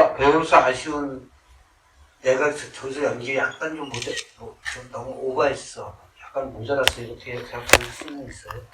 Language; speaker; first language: Korean; native; Korean